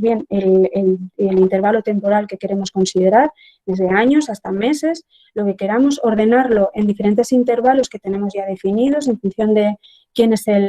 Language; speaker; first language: Spanish; native; Spanish